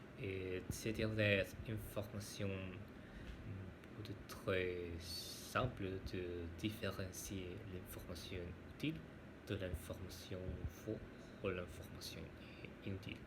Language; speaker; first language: French; non-native, learner; Spanish